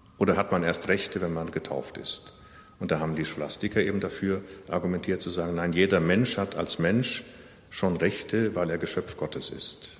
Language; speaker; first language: German; native; German